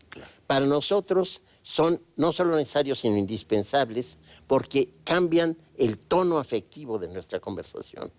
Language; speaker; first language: Spanish; native; Spanish